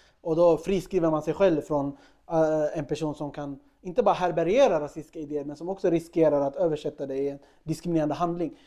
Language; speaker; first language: Swedish; early bilingual, other home language; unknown